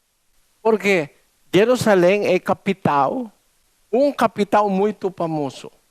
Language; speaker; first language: Portuguese; non-native, learner; Filipino